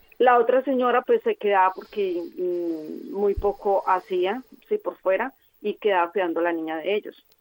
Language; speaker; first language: Spanish; native; Spanish